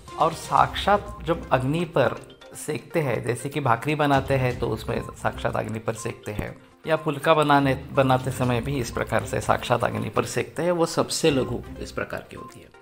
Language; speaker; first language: Hindi; non-native, local second language; Marathi